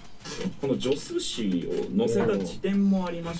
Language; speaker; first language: Japanese; native; Japanese